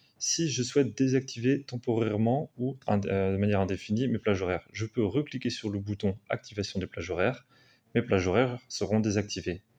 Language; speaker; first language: French; native; French